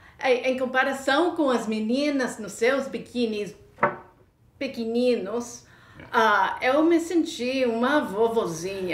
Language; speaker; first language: Portuguese; non-native, fluent; English